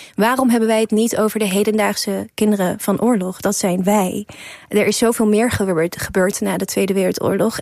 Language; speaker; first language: Dutch; early bilingual, other home language; Persian